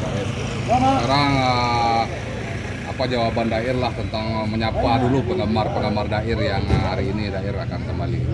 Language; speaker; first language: Indonesian; native; Indonesian